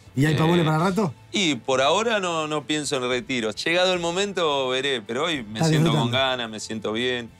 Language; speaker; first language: Spanish; native; Spanish